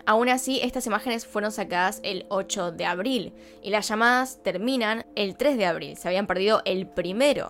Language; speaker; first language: Spanish; native; Spanish